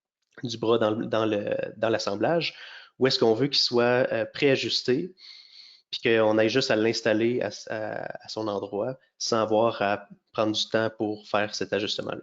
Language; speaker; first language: French; native; French